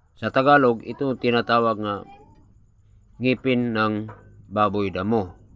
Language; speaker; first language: Filipino; non-native, local second language; Cebuano